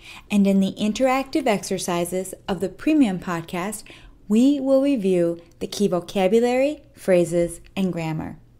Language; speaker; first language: English; native; English